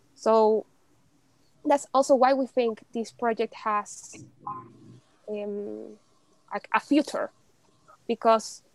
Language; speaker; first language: English; non-native, fluent; Spanish